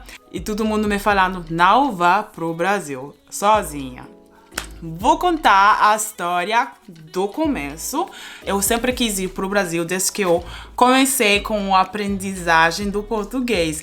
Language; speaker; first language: Portuguese; non-native, fluent; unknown